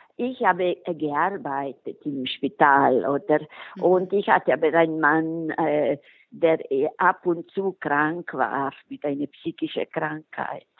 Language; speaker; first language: German; non-native, local second language; Italian